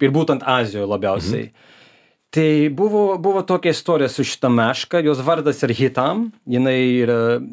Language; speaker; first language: Lithuanian; early bilingual, heritage; Lithuanian